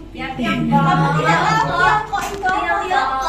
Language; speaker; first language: Indonesian; native; Indonesian